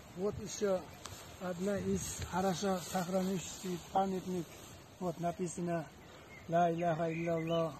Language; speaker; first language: Russian; non-native, local second language; Uzbek